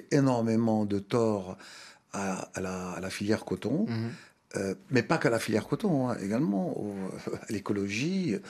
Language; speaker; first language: French; non-native, local second language; Arabic